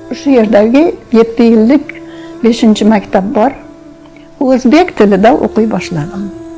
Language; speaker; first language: Uzbek; non-native, local second language; Russian